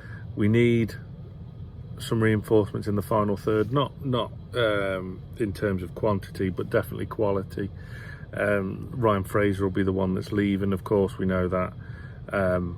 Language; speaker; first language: English; native; English